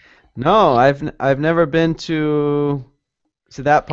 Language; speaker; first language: English; native; English